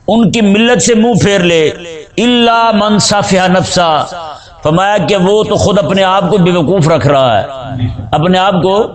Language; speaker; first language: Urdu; non-native, local second language; Punjabi